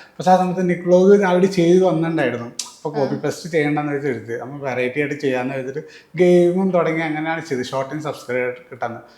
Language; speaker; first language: Malayalam; native; Malayalam